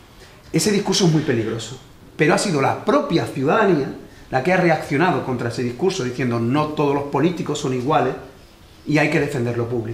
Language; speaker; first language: Spanish; native; Spanish